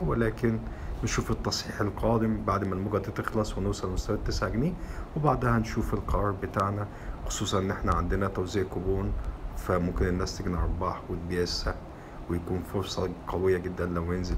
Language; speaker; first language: Arabic; native; Arabic